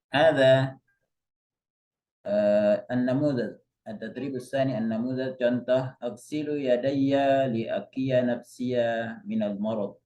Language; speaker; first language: Arabic; non-native, fluent; Indonesian